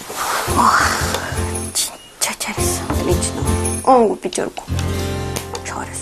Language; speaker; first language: Korean; non-native, learner; Russian